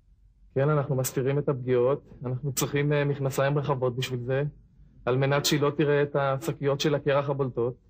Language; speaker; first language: Hebrew; native; Hebrew